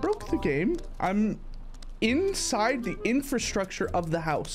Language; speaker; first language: English; native; English